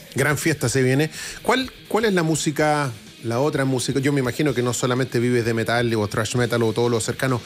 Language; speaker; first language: Spanish; native; Spanish